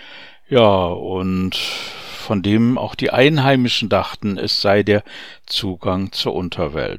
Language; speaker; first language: German; native; German